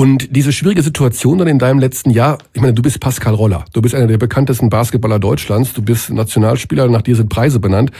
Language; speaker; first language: German; native; German